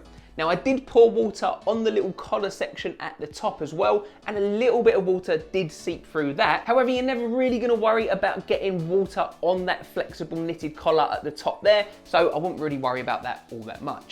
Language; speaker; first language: English; native; English